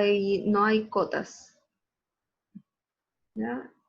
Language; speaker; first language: Spanish; native; Spanish